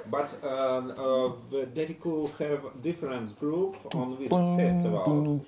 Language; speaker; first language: English; non-native, learner; Russian